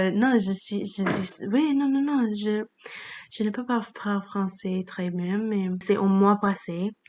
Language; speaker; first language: French; non-native, learner; English